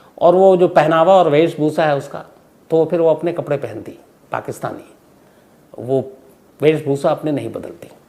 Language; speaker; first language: Hindi; native; Hindi